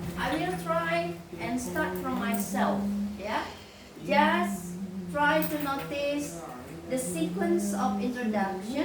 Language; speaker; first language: English; non-native, fluent; Indonesian